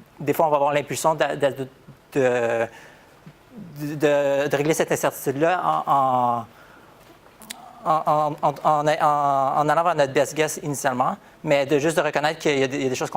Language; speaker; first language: French; native; French